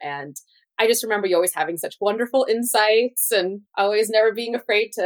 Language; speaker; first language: English; native; English